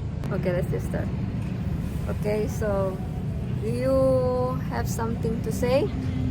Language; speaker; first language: English; non-native, fluent; Indonesian